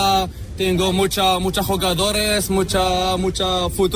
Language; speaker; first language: Spanish; non-native, learner; Arabic